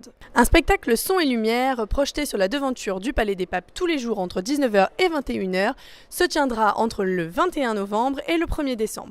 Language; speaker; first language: French; native; French